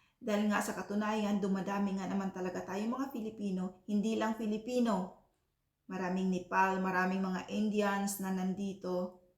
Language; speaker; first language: Filipino; non-native, local second language; Cebuano